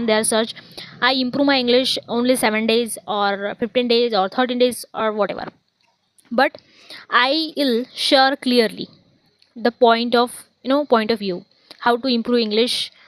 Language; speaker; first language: English; non-native, learner; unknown